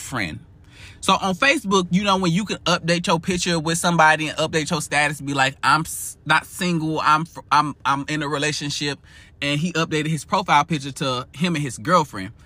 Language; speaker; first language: English; native; English